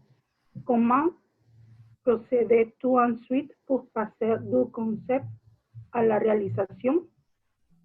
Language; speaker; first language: French; non-native, learner; Spanish